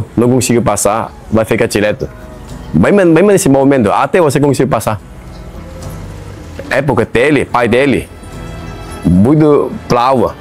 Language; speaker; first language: Portuguese; non-native, learner; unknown